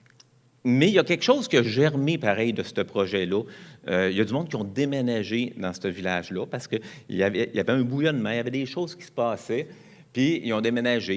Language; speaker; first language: French; native; French